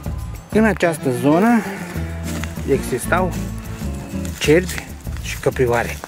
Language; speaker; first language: Romanian; native; Romanian